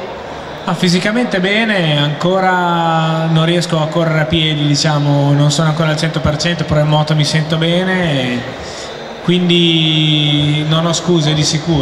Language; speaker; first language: Italian; native; Italian